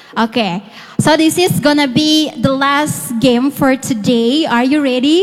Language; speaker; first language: English; non-native, fluent; Indonesian